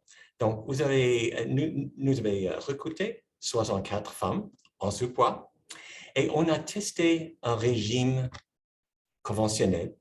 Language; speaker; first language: French; non-native, fluent; English